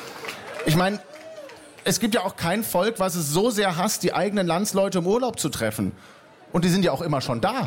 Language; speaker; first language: German; native; German